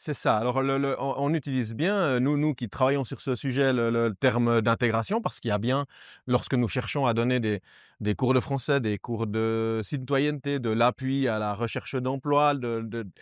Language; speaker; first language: French; native; French